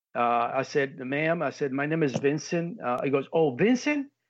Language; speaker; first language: English; early bilingual, heritage; Spanish